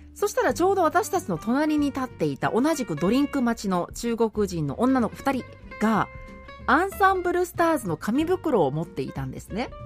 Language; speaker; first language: Japanese; native; Japanese